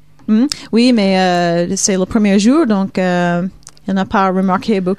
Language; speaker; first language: French; non-native, fluent; Swedish